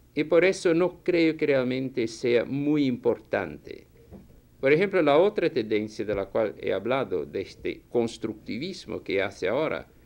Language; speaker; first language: Spanish; non-native, fluent; Portuguese